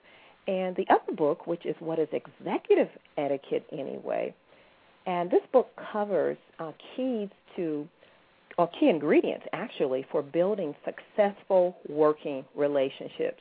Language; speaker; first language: English; native; English